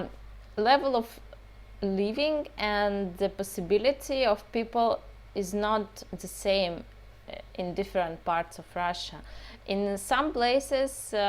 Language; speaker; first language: English; non-native, fluent; Russian